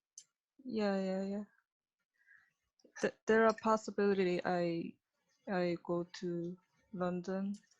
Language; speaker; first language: English; non-native, learner; Korean